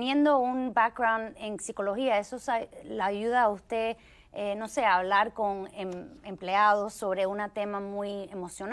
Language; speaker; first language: Spanish; early bilingual, heritage; Spanish